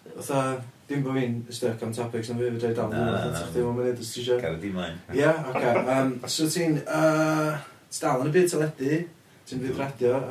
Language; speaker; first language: Welsh; early bilingual, heritage; Welsh